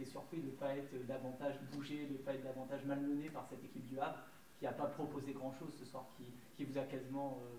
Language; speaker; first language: French; native; French